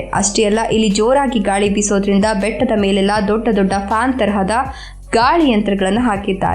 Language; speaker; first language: Kannada; native; Kannada